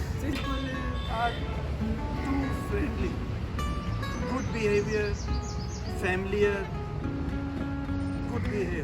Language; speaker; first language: English; non-native, learner; Hindi